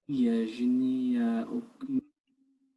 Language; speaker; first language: French; non-native, learner; English